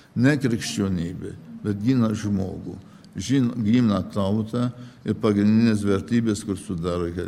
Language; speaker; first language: Lithuanian; early bilingual, heritage; Lithuanian